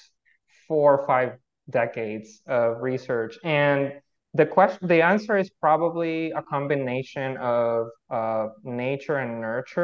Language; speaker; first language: English; non-native, fluent; Spanish